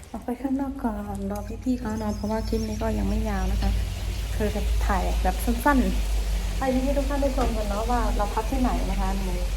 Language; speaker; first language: Thai; non-native, local second language; Shan